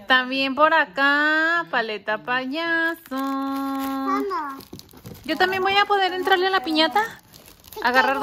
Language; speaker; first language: Spanish; native; Spanish